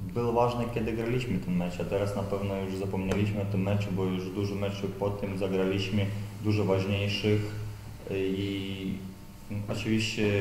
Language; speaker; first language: Polish; non-native, fluent; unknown